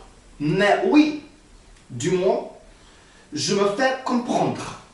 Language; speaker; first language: French; non-native, learner; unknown